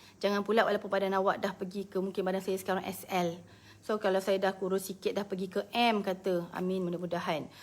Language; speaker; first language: Malay; native; Malay